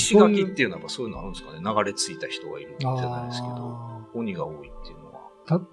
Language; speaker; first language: Japanese; native; Japanese